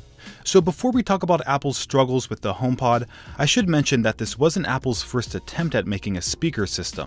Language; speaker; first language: English; native; English